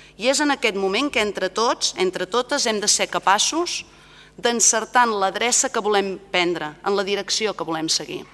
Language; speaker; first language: Catalan; native; Catalan